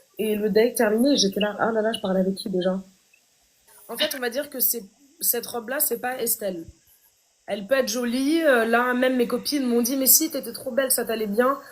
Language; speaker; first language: French; native; French